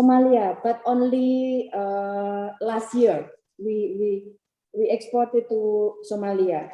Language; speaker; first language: English; non-native, learner; Indonesian